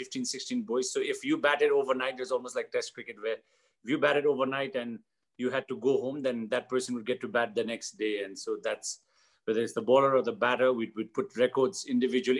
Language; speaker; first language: English; non-native, local second language; Nepali